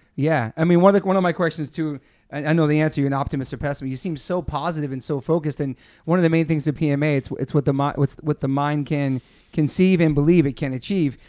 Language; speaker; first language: English; native; English